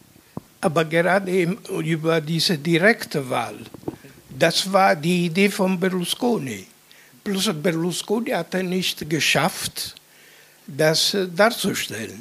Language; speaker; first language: German; non-native, fluent; Italian